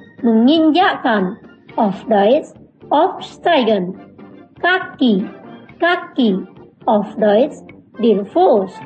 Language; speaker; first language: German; non-native, fluent; Indonesian